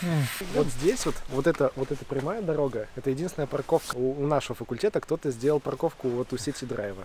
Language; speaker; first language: Russian; native; Russian